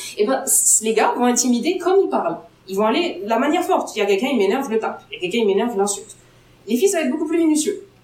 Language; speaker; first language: French; non-native, local second language; Arabic